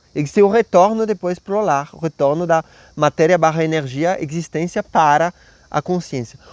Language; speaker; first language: Portuguese; non-native, fluent; French